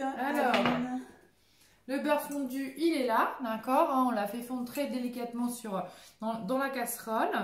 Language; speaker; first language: French; native; French